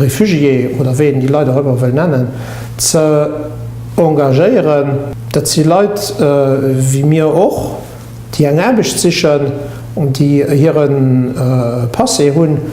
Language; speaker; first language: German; non-native, local second language; Luxembourgish